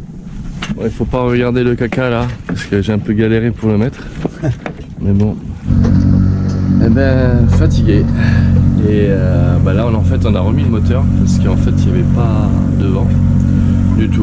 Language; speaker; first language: French; native; French